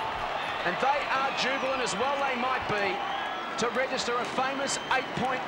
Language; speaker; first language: English; native; English